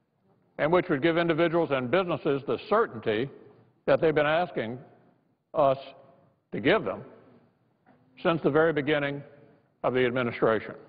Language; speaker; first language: English; native; English